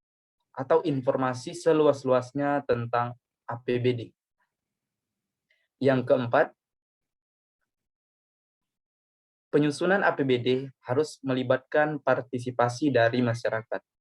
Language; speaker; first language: Indonesian; native; Indonesian